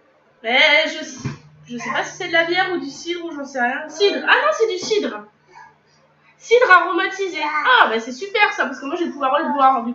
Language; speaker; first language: French; native; French